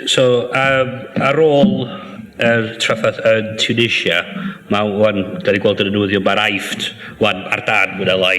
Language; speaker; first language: Welsh; native; Welsh